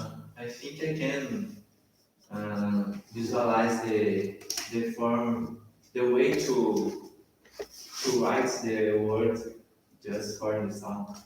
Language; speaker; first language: English; non-native, learner; Portuguese